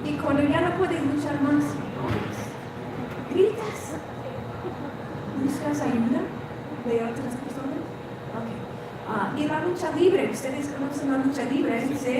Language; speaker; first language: Spanish; non-native, fluent; English